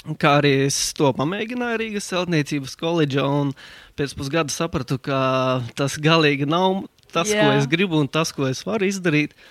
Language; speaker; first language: Latvian; native; Latvian